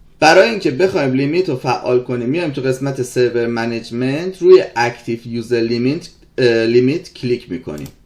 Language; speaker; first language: Persian; early bilingual, heritage; Persian